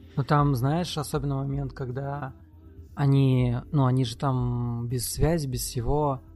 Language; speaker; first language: Russian; native; Russian